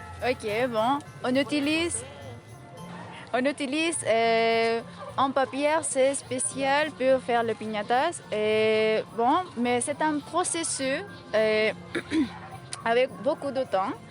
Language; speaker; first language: French; non-native, fluent; Spanish